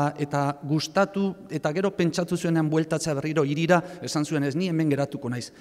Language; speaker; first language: Basque; native; Basque